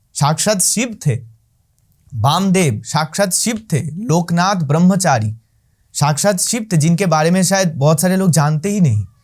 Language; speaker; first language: Hindi; non-native, local second language; Bangla